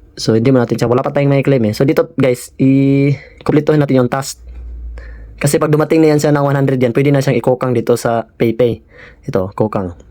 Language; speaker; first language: Filipino; non-native, local second language; Cebuano